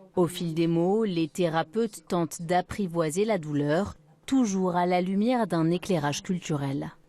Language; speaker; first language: French; native; French